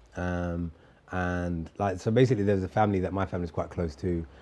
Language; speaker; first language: English; native; English